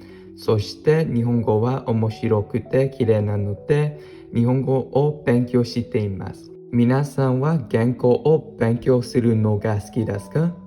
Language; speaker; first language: Japanese; non-native, learner; English